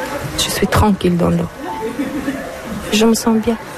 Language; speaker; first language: French; non-native, learner; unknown